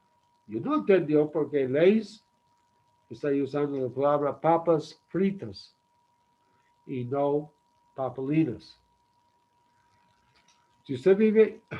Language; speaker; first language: Spanish; non-native, learner; English